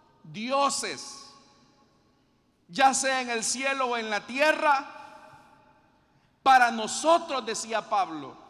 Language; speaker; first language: Spanish; native; Spanish